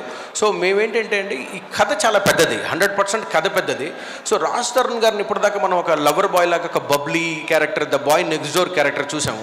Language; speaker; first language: Telugu; native; Telugu